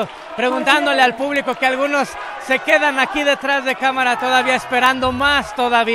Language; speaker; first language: Spanish; native; Spanish